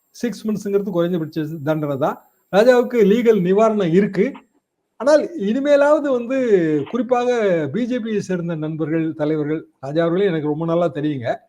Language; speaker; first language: Tamil; native; Tamil